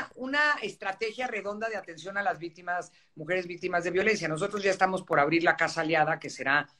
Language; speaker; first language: Spanish; native; Spanish